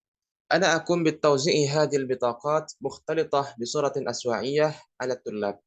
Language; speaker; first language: Arabic; non-native, learner; Indonesian